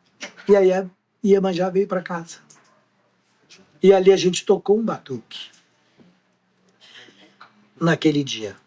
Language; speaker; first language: Portuguese; native; Portuguese